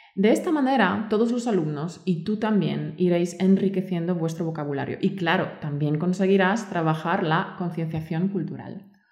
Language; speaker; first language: Spanish; native; Spanish